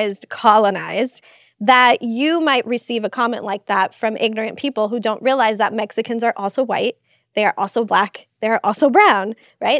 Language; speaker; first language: English; native; English